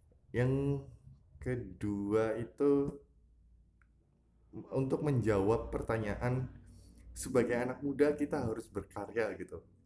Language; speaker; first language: Indonesian; native; Indonesian